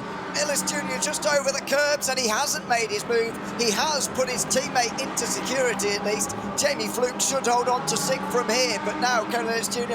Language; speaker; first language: English; native; English